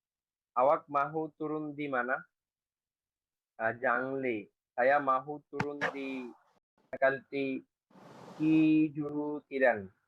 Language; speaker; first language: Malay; non-native, learner; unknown